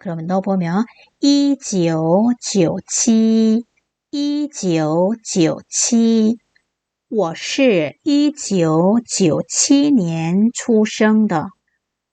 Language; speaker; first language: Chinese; non-native, fluent; Korean